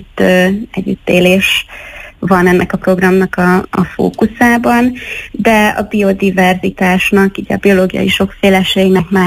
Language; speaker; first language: Hungarian; native; Hungarian